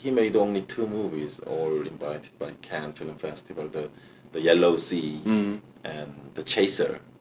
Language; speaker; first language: English; non-native, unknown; Korean